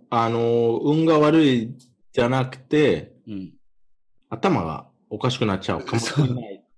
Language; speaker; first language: Japanese; non-native, fluent; English